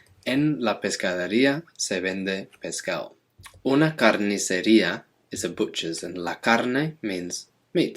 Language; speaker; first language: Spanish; non-native, fluent; English